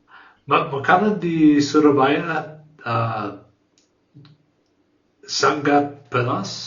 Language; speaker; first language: Indonesian; non-native, learner; English